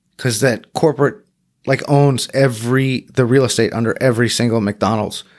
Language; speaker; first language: English; native; English